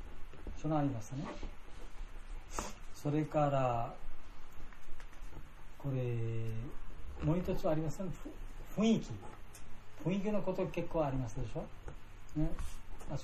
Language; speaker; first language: Japanese; non-native, learner; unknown